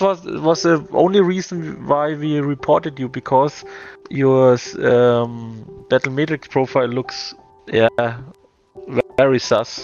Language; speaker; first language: English; non-native, fluent; German